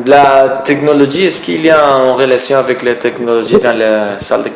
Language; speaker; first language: French; non-native, learner; Spanish